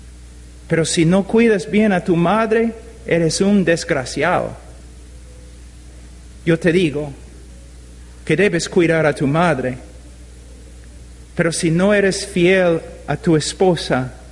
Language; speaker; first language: Spanish; non-native, fluent; English